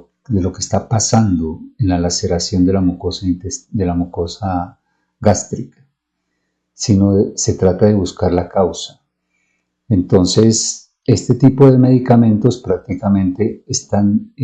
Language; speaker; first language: Spanish; native; Spanish